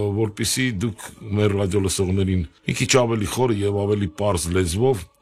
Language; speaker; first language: Armenian; native; Armenian